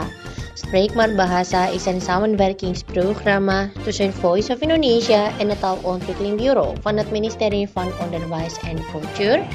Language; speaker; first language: Dutch; non-native, learner; Indonesian